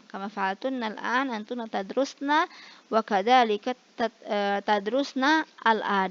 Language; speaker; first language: Arabic; non-native, fluent; Indonesian